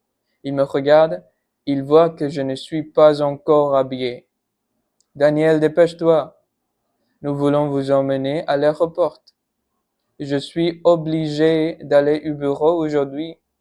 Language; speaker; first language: French; non-native, learner; Punjabi